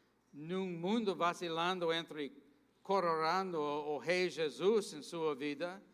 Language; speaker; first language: Portuguese; non-native, fluent; English